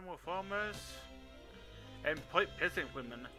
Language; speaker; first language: English; non-native, fluent; Swedish